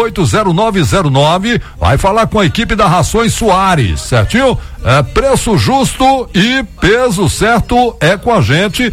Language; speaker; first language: Portuguese; native; Portuguese